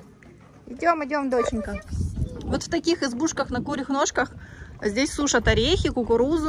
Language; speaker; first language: Russian; native; Russian